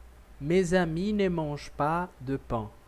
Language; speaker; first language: French; non-native, learner; Portuguese